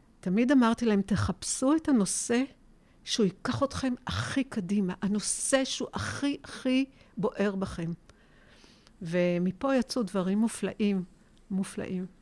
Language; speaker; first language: Hebrew; native; Hebrew